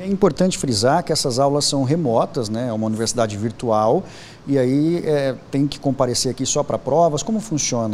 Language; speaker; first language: Portuguese; native; Portuguese